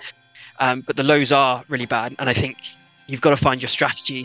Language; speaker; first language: English; native; English